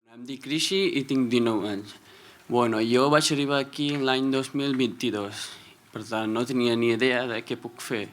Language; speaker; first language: Catalan; non-native, fluent; Punjabi